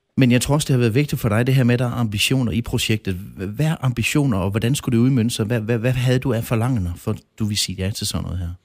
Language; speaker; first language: Danish; native; Danish